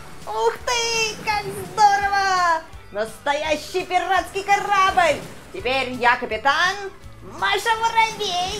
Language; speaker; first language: Russian; native; Russian